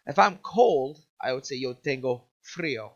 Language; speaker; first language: Spanish; non-native, learner; English